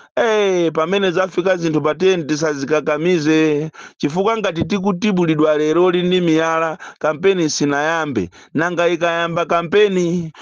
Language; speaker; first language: Nyanja; native; Nyanja